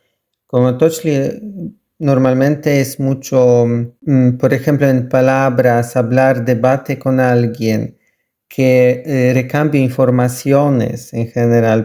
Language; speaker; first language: Spanish; non-native, learner; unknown